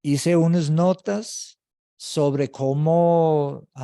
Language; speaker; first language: Spanish; non-native, learner; English